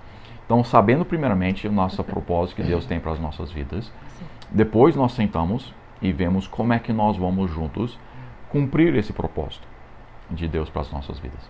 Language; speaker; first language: Portuguese; non-native, fluent; English